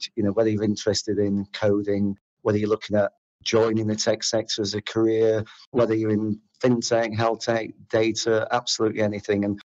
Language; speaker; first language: English; native; English